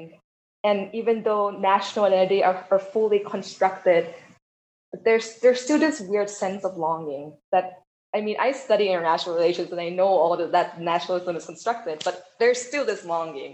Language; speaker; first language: English; non-native, fluent; Thai